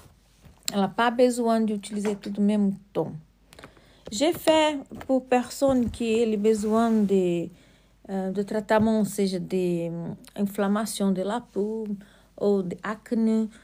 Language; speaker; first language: French; non-native, learner; Portuguese